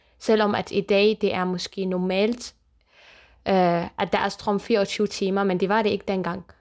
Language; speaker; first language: Danish; non-native, fluent; Kurdish